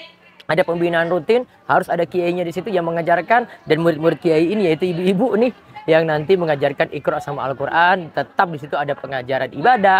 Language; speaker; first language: Indonesian; native; Indonesian